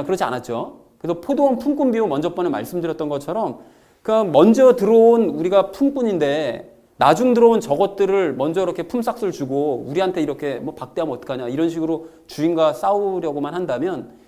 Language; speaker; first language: Korean; native; Korean